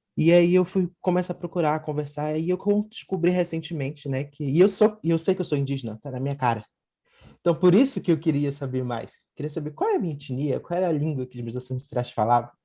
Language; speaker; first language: Portuguese; native; Portuguese